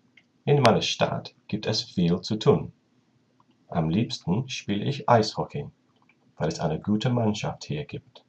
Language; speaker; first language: German; non-native, learner; English